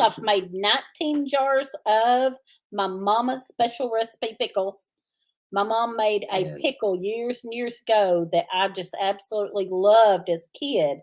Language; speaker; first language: English; native; English